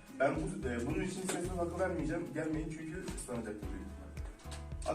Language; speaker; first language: Turkish; native; Turkish